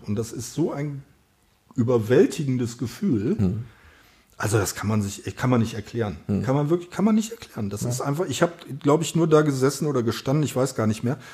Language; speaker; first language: German; native; German